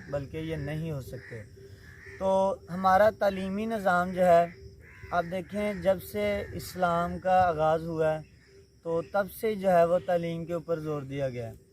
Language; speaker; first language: Urdu; non-native, local second language; Punjabi